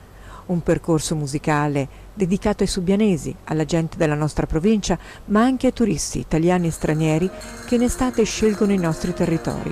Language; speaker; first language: Italian; native; Italian